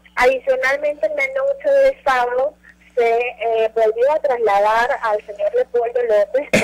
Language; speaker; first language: Spanish; native; Spanish